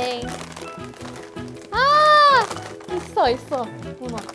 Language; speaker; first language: Korean; non-native, learner; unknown